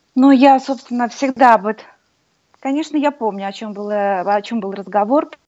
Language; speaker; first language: Russian; native; Russian